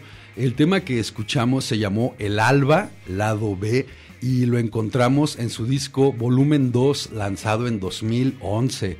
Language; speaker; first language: Spanish; native; Spanish